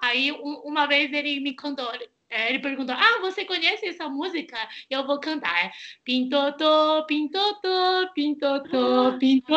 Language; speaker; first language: Portuguese; non-native, fluent; Chinese